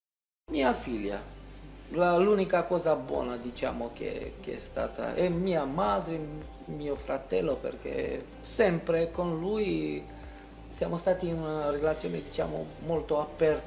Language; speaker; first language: Italian; non-native, fluent; Romanian